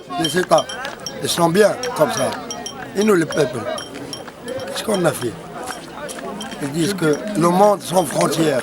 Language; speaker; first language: French; non-native, local second language; Arabic